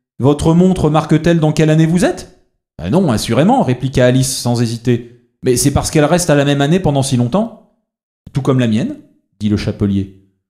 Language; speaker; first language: French; native; French